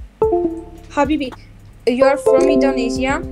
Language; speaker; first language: English; non-native, learner; Romanian